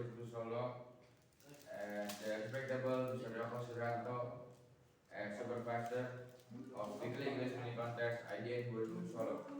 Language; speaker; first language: English; non-native, learner; Indonesian